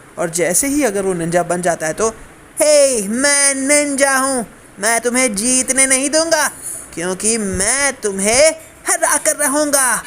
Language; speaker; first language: Hindi; non-native, local second language; Gujarati